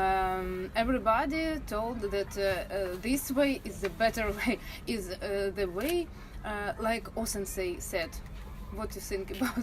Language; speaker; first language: English; non-native, learner; Russian